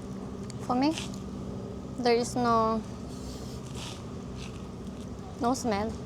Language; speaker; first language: English; non-native, local second language; Filipino